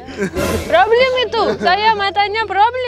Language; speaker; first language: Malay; non-native, learner; Russian